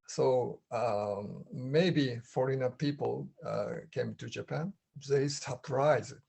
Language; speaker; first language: English; non-native, learner; Japanese